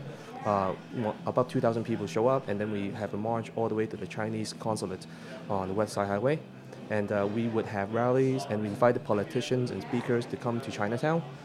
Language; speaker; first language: English; non-native, local second language; Cantonese